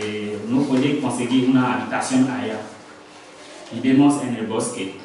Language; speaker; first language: Spanish; non-native, learner; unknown